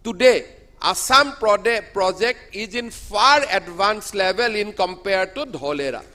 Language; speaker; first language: English; non-native, local second language; Assamese